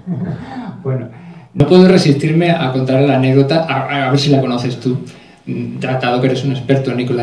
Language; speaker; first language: Spanish; native; Spanish